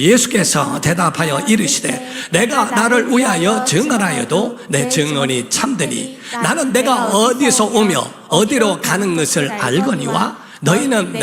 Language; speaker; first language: Korean; native; Korean